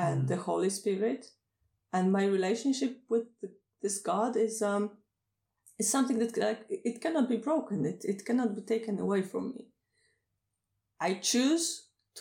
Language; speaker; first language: English; non-native, fluent; Polish